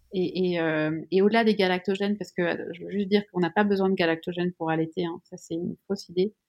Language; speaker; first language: French; native; French